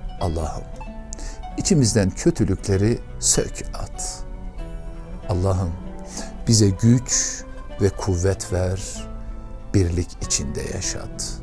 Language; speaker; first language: Turkish; native; Turkish